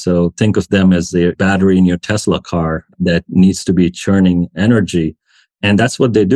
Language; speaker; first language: English; non-native, local second language; Hindi